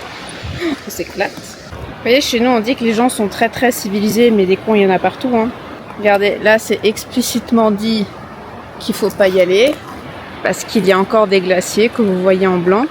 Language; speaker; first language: French; native; French